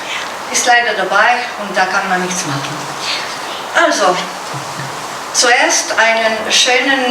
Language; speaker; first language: German; non-native, fluent; Slovenian